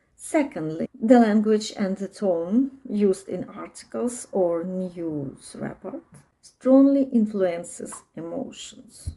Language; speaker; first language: English; non-native, learner; Ukrainian